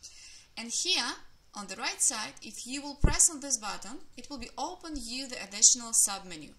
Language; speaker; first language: English; non-native, fluent; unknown